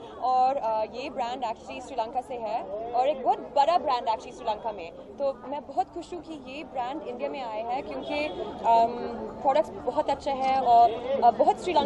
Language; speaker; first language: Hindi; non-native, learner; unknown